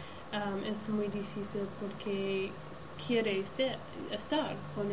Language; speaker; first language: Spanish; non-native, learner; English